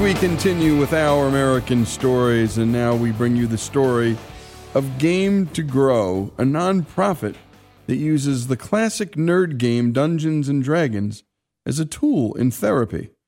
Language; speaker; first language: English; native; English